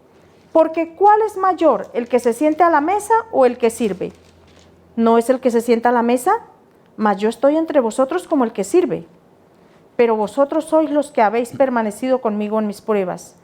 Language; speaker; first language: Spanish; native; Spanish